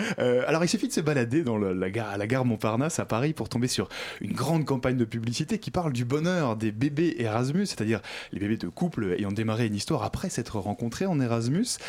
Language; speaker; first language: French; native; French